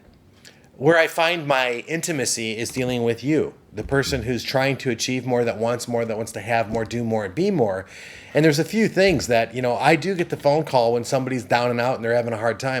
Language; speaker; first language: English; native; English